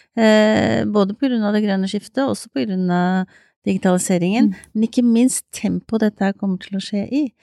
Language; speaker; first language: Norwegian; native; Norwegian